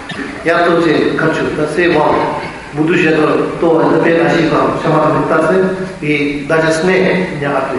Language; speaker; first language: Russian; non-native, learner; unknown